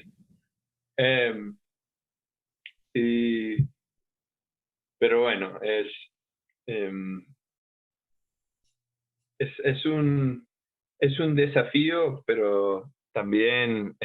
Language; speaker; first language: Spanish; non-native, fluent; English